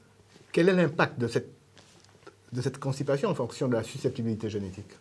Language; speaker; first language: French; native; French